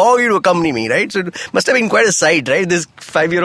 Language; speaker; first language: English; non-native, local second language; Hindi